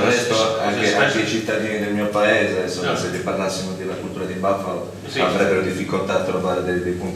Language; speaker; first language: Italian; native; Italian